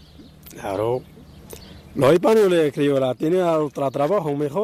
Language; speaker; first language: Spanish; non-native, learner; Arabic